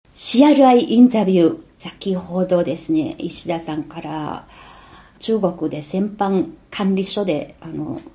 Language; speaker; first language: Japanese; non-native, fluent; Chinese